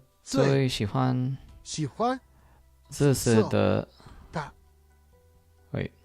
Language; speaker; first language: Chinese; non-native, learner; English